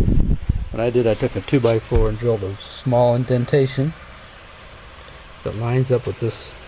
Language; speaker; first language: English; native; English